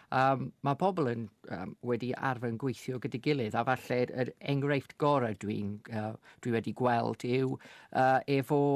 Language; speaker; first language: Welsh; non-native, fluent; English